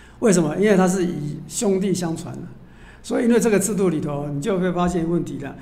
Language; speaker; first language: Chinese; native; Chinese